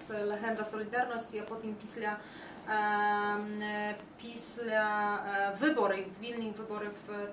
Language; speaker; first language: Ukrainian; non-native, fluent; Polish